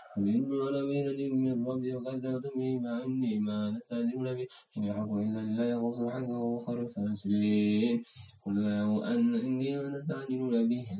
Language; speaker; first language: Arabic; non-native, learner; Indonesian